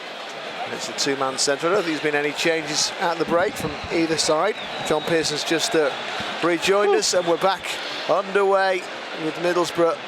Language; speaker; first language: English; native; English